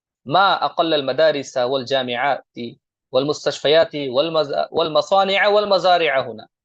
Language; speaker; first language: Arabic; non-native, fluent; Urdu